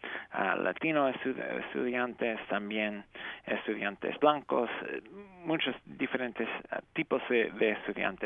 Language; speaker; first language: Spanish; non-native, fluent; English